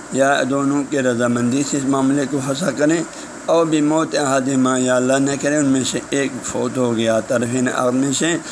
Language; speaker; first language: Urdu; non-native, local second language; Balti